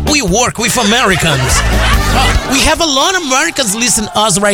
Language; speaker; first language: English; non-native, fluent; Portuguese